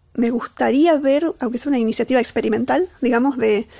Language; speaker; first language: Spanish; native; Spanish